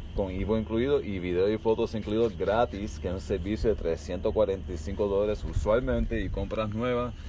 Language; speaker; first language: Spanish; early bilingual, heritage; Spanish